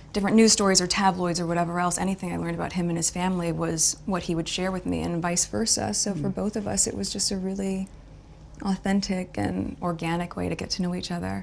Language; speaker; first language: English; native; English